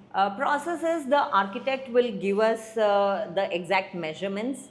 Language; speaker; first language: English; non-native, local second language; Telugu